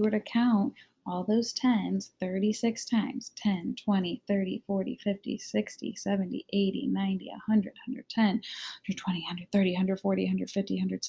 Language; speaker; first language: English; native; English